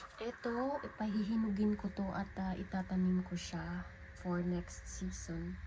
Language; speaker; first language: Filipino; native; Filipino